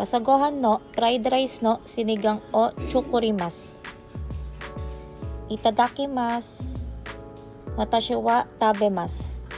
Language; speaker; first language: Japanese; non-native, learner; Filipino